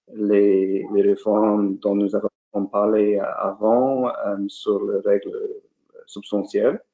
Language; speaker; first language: French; non-native, fluent; English